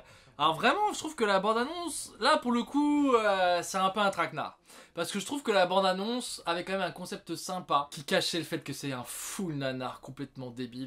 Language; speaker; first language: French; native; French